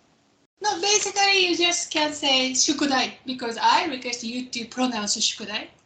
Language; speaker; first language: English; non-native, fluent; Japanese